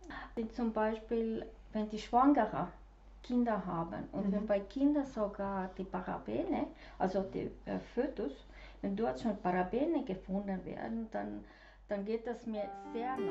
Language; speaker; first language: German; non-native, fluent; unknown